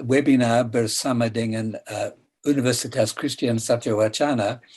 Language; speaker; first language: Indonesian; non-native, fluent; English